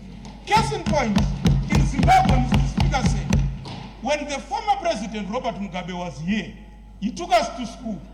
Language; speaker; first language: English; non-native, local second language; Shona